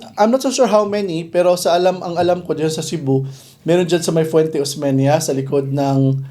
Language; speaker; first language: Filipino; non-native, local second language; Cebuano